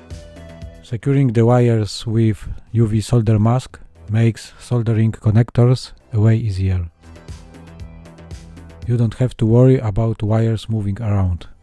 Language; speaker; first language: English; non-native, fluent; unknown